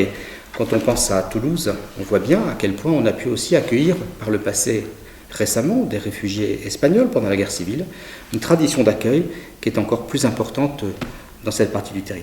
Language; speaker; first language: French; native; French